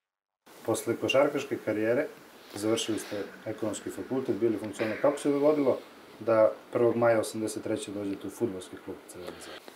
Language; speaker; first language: Serbian; native; Serbian